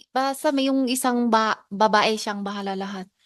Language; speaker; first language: Filipino; non-native, learner; Chinese